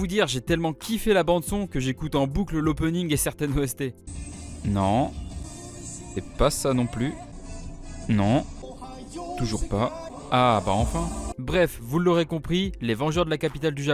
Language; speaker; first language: French; native; French